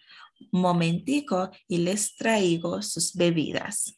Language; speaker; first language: Spanish; non-native, fluent; English